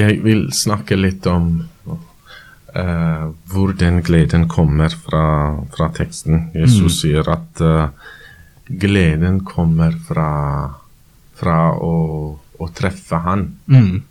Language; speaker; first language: Norwegian; non-native, fluent; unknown